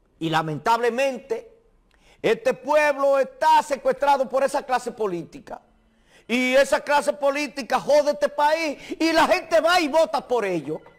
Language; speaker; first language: Spanish; native; Spanish